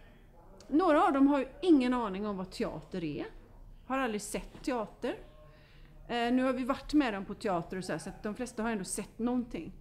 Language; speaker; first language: Swedish; native; Swedish